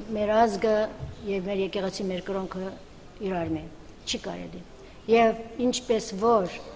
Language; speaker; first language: Armenian; early bilingual, heritage; Armenian